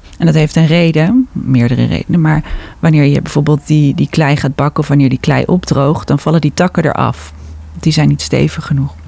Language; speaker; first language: Dutch; native; Dutch